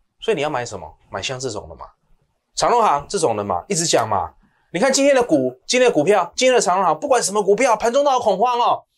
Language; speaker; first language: Chinese; native; Chinese